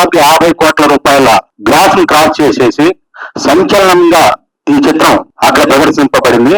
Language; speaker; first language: Telugu; native; Telugu